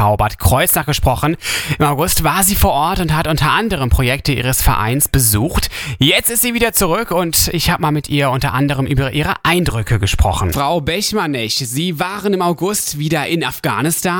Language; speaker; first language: German; native; German